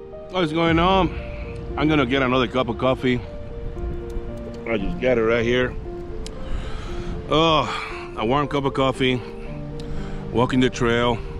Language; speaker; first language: English; non-native, local second language; Spanish